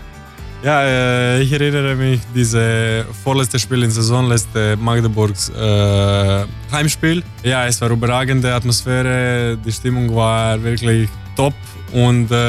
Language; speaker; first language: German; non-native, learner; Croatian